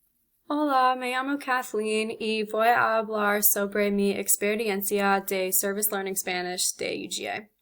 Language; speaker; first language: Spanish; non-native, learner; English